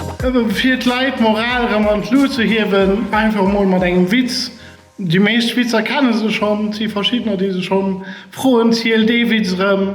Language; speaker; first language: German; non-native, local second language; Luxembourgish